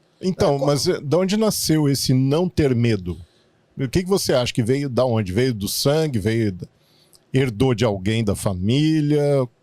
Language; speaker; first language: Portuguese; native; Portuguese